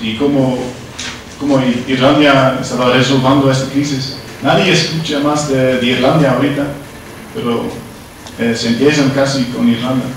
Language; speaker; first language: Spanish; non-native, learner; Dutch